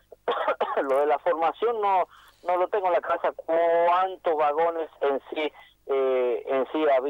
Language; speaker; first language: Spanish; native; Spanish